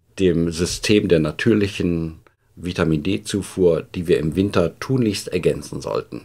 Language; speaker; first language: German; native; German